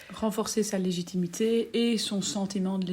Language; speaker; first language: French; native; French